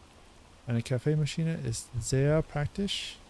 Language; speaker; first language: German; non-native, learner; English